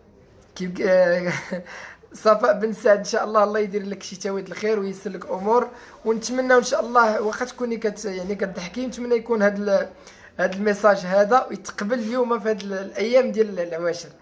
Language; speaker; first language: Arabic; native; Arabic